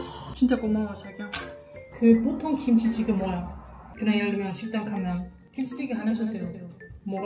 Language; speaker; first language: Korean; non-native, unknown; German